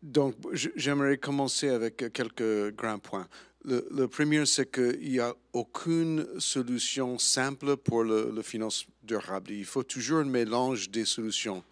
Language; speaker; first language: French; non-native, fluent; English